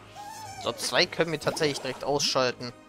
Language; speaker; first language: German; native; German